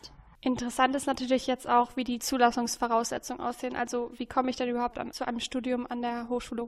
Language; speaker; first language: German; native; German